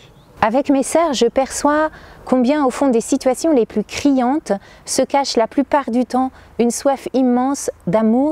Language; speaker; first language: French; native; French